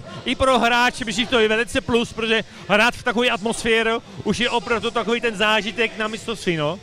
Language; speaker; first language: Czech; early bilingual, heritage; Czech